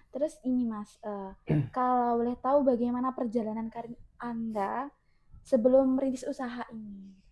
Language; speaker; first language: Indonesian; native; Indonesian